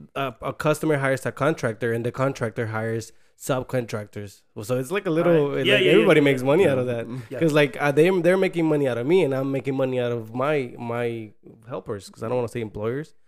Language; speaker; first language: English; early bilingual, other home language; Spanish